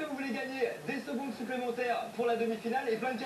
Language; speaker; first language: French; native; French